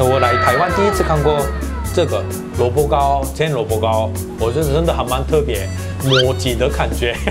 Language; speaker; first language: Chinese; non-native, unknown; Korean